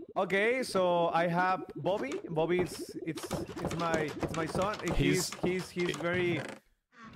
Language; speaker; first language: English; non-native, learner; Spanish